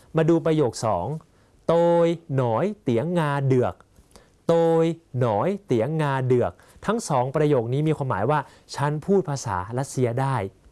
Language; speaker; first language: Thai; native; Thai